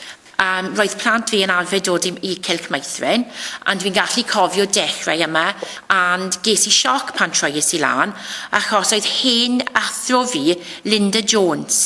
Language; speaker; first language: Welsh; non-native, local second language; English